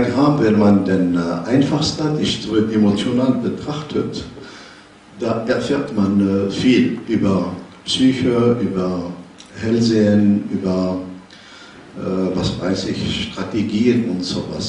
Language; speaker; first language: German; non-native, fluent; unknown